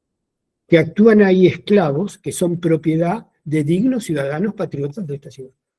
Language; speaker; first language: Spanish; native; Spanish